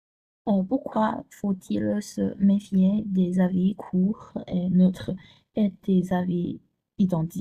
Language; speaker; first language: French; non-native, learner; Chinese